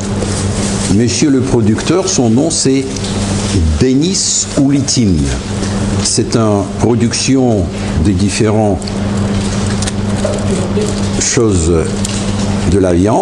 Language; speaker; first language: French; non-native, fluent; Russian